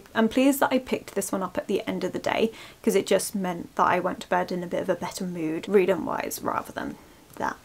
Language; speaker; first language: English; native; English